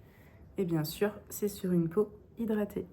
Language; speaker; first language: French; native; French